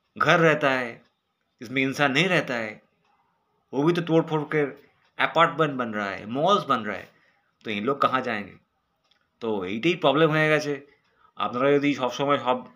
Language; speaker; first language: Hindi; non-native, local second language; Bangla